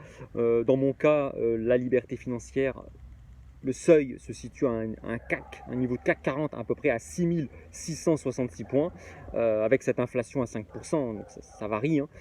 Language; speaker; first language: French; native; French